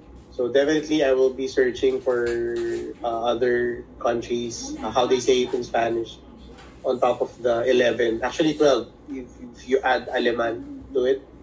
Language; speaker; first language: English; non-native, local second language; Filipino